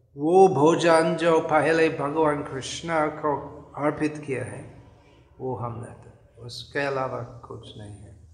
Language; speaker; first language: Hindi; non-native, fluent; English